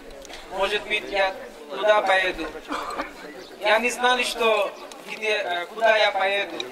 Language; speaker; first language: Russian; non-native, learner; Bangla